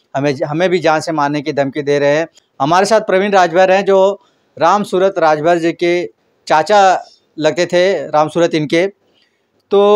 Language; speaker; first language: Hindi; native; Hindi